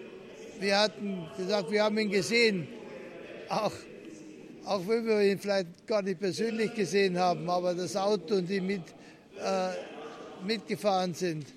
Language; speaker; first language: German; early bilingual, heritage; German